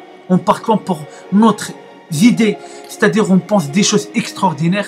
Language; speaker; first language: French; non-native, learner; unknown